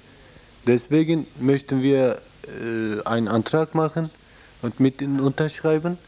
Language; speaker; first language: German; non-native, learner; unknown